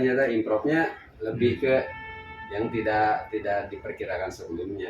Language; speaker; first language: Indonesian; non-native, local second language; Sundanese